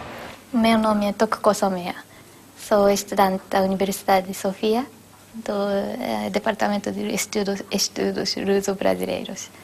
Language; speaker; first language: Portuguese; non-native, fluent; Japanese